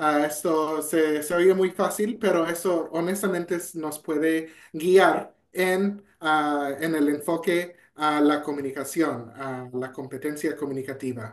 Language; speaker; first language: Spanish; non-native, fluent; English